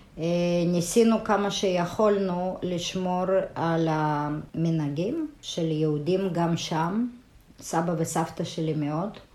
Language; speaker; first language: Hebrew; non-native, fluent; Russian